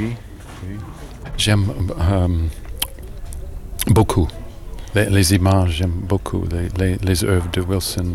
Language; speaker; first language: French; non-native, learner; English